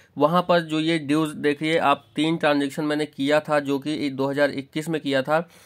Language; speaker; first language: Hindi; native; Hindi